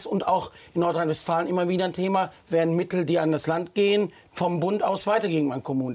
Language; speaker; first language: German; native; German